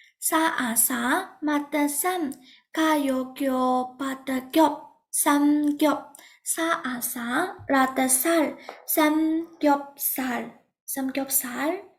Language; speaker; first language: Korean; non-native, fluent; Burmese